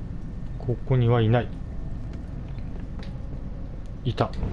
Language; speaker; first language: Japanese; native; Japanese